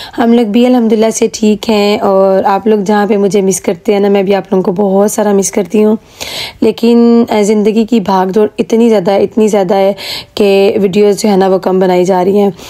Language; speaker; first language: Urdu; native; Urdu